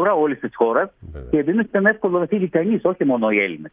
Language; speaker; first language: Greek; early bilingual, heritage; Greek